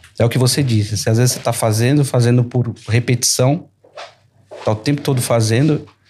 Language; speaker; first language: Portuguese; native; Portuguese